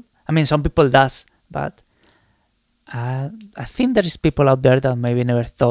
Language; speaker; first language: English; non-native, fluent; Spanish